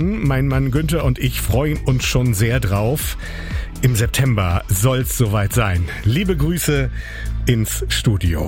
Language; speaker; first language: German; native; German